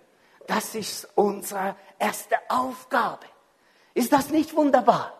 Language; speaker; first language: German; non-native, fluent; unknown